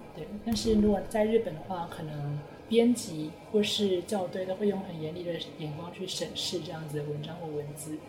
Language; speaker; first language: Chinese; native; Chinese